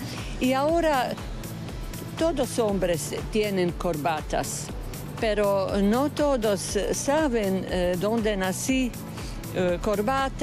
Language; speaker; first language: Spanish; non-native, fluent; Croatian